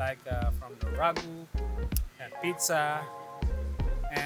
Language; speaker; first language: English; non-native, local second language; Filipino